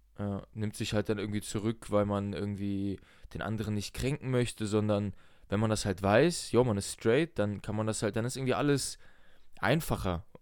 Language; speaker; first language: German; early bilingual, other home language; Russian